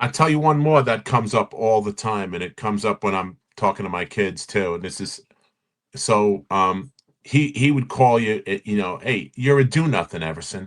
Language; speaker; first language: English; native; English